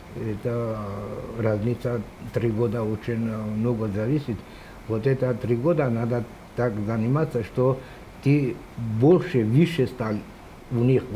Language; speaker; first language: Russian; non-native, local second language; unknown